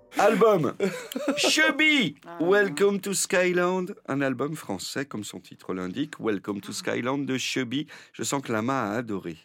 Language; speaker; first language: French; native; French